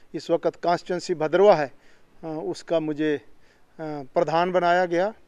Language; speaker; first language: Hindi; native; Hindi